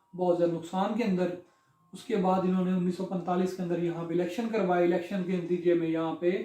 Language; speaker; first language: Urdu; non-native, local second language; Punjabi